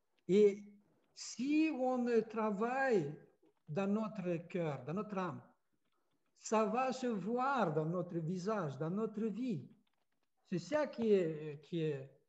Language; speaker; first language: French; non-native, fluent; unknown